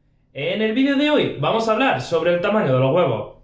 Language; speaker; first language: Spanish; native; Spanish